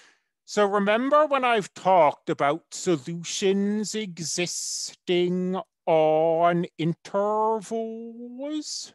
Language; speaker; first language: English; native; English